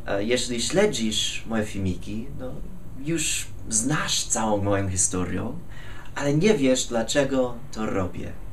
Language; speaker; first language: Polish; non-native, fluent; English